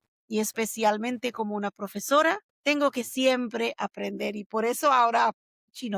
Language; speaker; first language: Spanish; non-native, fluent; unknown